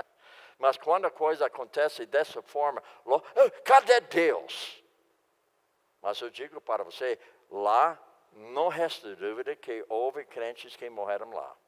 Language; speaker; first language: Portuguese; non-native, fluent; English